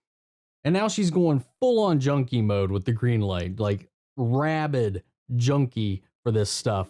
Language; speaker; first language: English; native; English